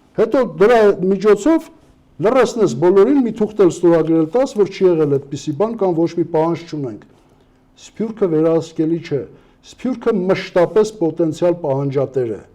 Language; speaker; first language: Armenian; native; Armenian